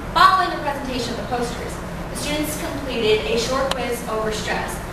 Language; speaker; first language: English; native; English